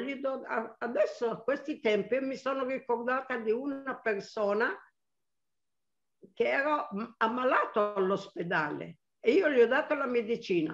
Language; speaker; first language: Italian; non-native, local second language; Arabic